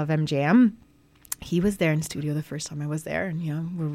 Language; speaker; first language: English; non-native, fluent; French